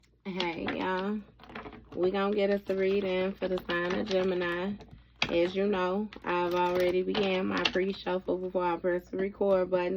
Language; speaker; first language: English; native; English